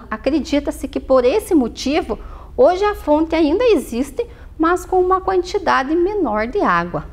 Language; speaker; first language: Portuguese; native; Portuguese